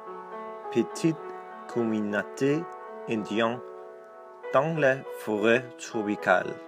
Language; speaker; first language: French; non-native, learner; Danish